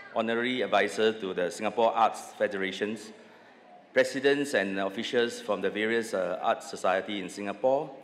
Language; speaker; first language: English; non-native, local second language; Chinese